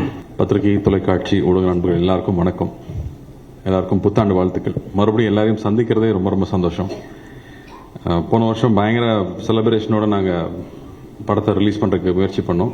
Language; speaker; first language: Tamil; native; Tamil